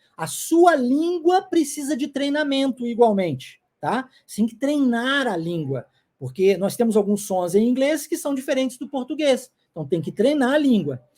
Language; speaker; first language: Portuguese; non-native, fluent; English